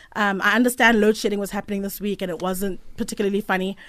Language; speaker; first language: English; native; English